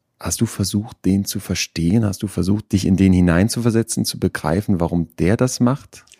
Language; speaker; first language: German; native; German